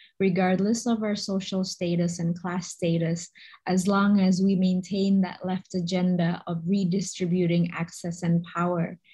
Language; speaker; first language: English; non-native, fluent; Indonesian